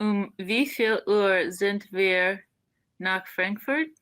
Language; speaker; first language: German; non-native, learner; English